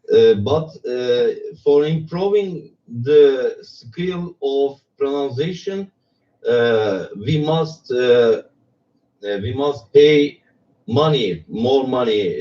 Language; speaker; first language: English; non-native, learner; Turkish